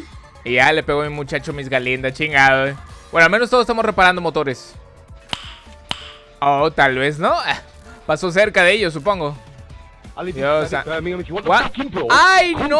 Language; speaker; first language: Spanish; native; Spanish